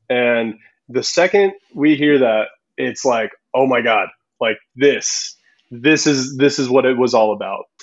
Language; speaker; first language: English; early bilingual, other home language; Spanish